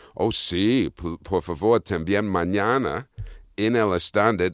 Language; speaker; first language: Spanish; non-native, fluent; English